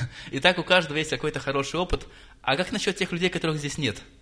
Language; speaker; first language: Russian; native; Russian